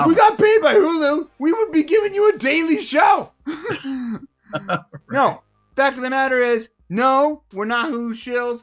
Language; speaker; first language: English; native; English